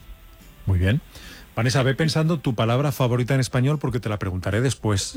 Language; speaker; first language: Spanish; native; Spanish